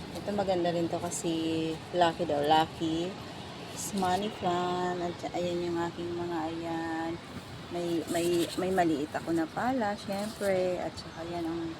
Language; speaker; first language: Filipino; non-native, local second language; Bikol